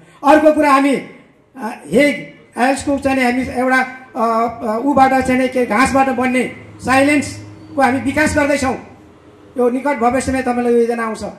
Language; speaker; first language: Nepali; native; Nepali